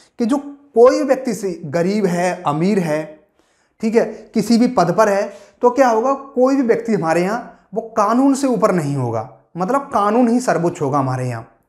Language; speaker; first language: Hindi; native; Hindi